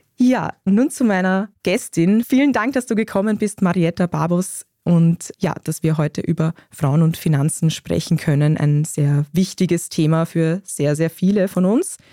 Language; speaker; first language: German; native; German